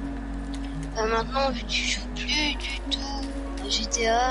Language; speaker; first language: French; native; French